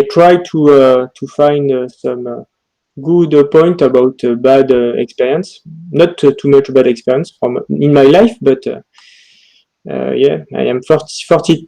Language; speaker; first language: English; non-native, learner; French